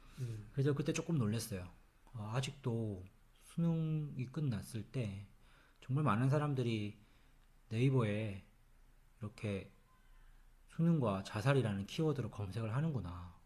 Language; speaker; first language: Korean; native; Korean